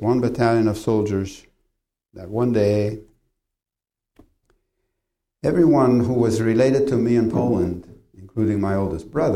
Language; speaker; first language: English; early bilingual, other home language; Polish